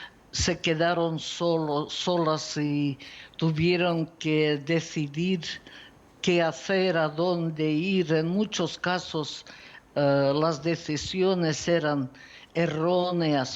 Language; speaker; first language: Spanish; non-native, fluent; Ukrainian